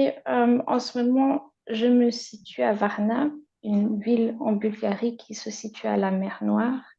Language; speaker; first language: French; non-native, fluent; German